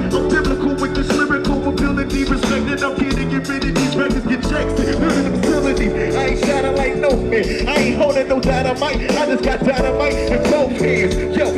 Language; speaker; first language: English; native; English